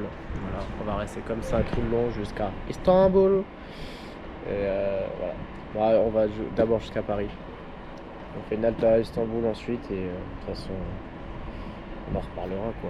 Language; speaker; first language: French; native; French